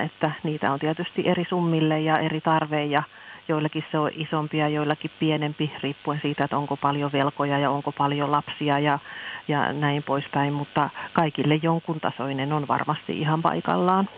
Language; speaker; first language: Finnish; native; Finnish